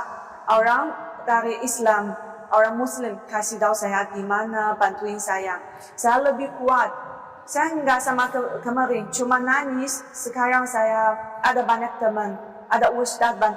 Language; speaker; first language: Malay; non-native, learner; Chinese